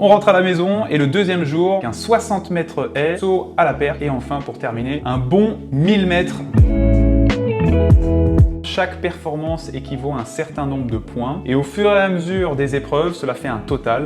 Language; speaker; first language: French; native; French